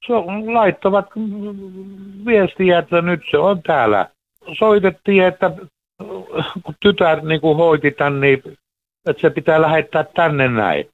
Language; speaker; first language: Finnish; native; Finnish